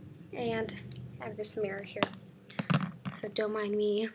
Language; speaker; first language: English; native; English